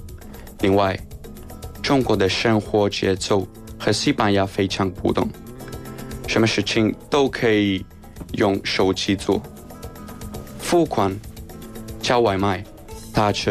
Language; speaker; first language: Chinese; non-native, learner; Spanish